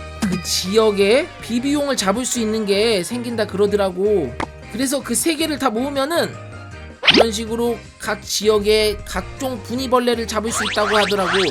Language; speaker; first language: Korean; native; Korean